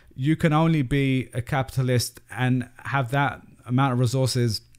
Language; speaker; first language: English; native; English